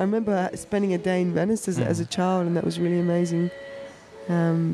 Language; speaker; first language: English; early bilingual, other home language; German